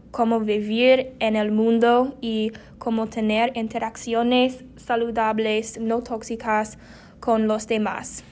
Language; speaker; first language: Spanish; non-native, learner; English